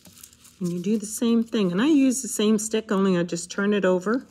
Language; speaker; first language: English; native; English